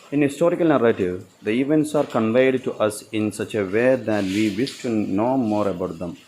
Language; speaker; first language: English; non-native, local second language; Malayalam